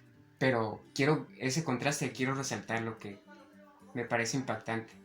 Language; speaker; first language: Spanish; native; Spanish